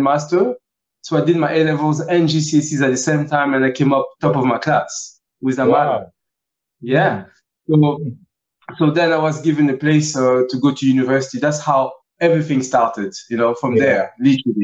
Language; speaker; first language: English; early bilingual, other home language; French